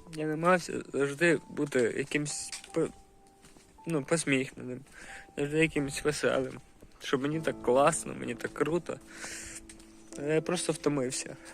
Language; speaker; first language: Ukrainian; non-native, local second language; Russian